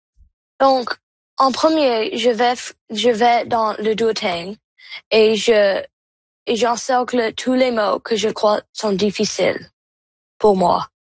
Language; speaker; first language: French; non-native, local second language; English